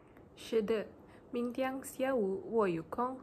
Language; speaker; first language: Chinese; non-native, learner; Malay